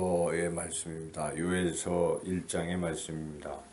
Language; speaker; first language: Korean; native; Korean